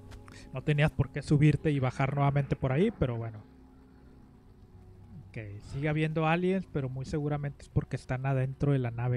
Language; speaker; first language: Spanish; native; Spanish